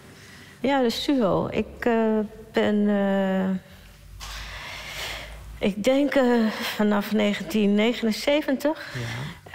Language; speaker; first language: Dutch; early bilingual, other home language; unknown